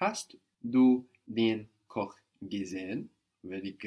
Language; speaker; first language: German; non-native, fluent; English